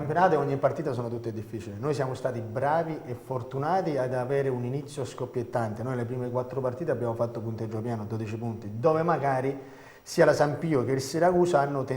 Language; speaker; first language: Italian; native; Italian